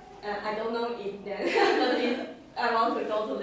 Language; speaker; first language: English; non-native, learner; Chinese